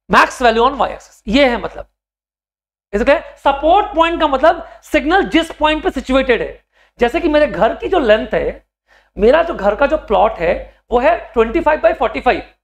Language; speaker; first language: Hindi; native; Hindi